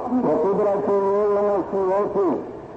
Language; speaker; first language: Arabic; native; Arabic